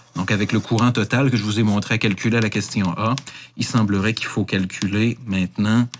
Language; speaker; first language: French; native; French